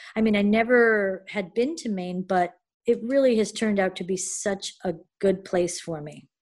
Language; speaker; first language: English; native; English